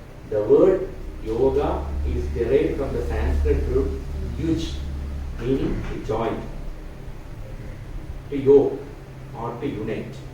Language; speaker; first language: English; non-native, local second language; Malayalam